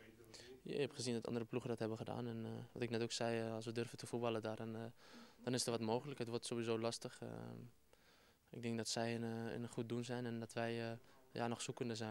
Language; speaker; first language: Dutch; native; Dutch